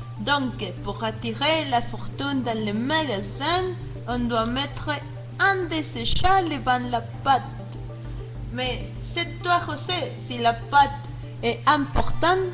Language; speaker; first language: French; non-native, learner; Spanish